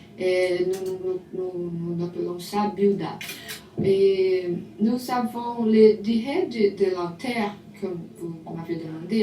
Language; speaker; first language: French; non-native, learner; Portuguese